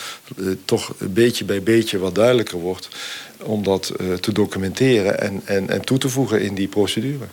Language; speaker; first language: Dutch; native; Dutch